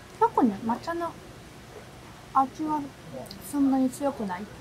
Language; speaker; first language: Japanese; non-native, fluent; Chinese